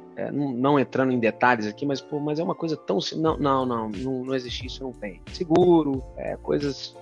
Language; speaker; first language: Portuguese; native; Portuguese